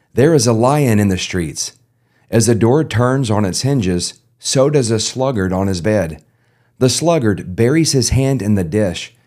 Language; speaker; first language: English; native; English